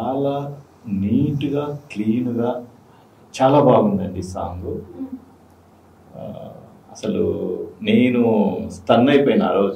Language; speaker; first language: Telugu; native; Telugu